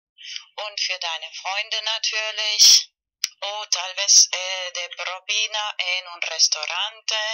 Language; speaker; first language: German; non-native, fluent; Spanish